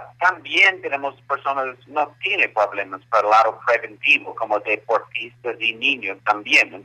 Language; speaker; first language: Spanish; non-native, fluent; English